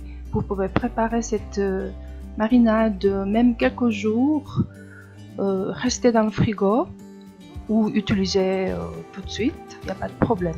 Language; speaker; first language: French; non-native, fluent; Korean